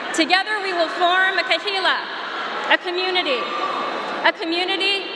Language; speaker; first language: English; native; English